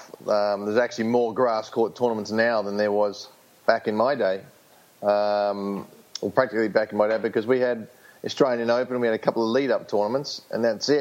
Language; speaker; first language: English; native; English